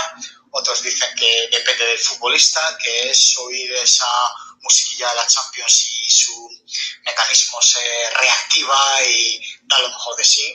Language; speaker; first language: Spanish; native; Spanish